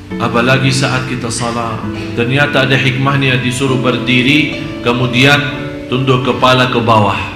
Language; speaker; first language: Indonesian; non-native, fluent; Arabic